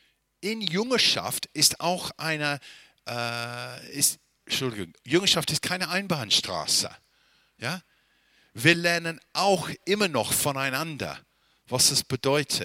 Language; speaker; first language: German; non-native, fluent; English